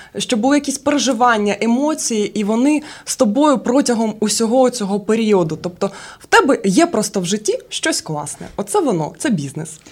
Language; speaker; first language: Ukrainian; native; Ukrainian